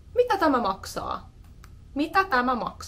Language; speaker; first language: Finnish; non-native, fluent; English